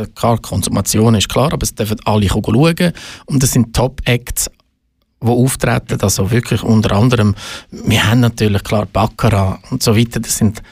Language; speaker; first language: German; native; German